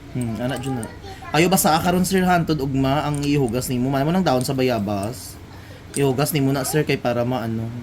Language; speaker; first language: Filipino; non-native, local second language; Cebuano